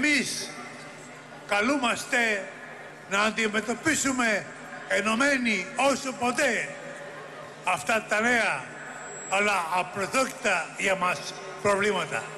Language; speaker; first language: Greek; native; Greek